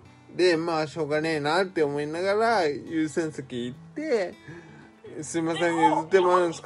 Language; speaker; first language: Japanese; native; Japanese